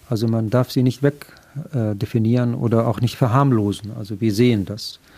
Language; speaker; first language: German; non-native, fluent; Arabic